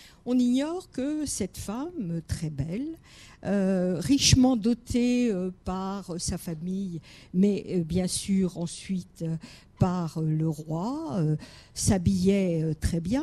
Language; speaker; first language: French; native; French